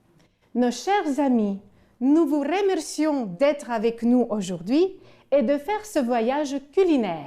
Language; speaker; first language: French; non-native, fluent; Ukrainian